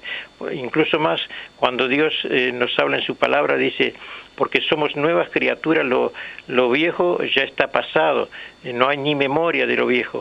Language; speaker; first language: Spanish; native; Spanish